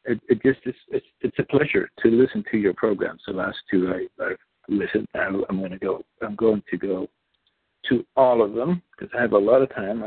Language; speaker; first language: English; non-native, fluent; Dutch